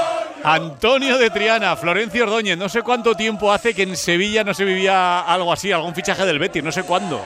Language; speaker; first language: Spanish; native; Spanish